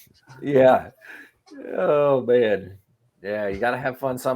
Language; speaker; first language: English; native; English